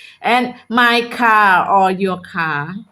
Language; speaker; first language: English; non-native, learner; Thai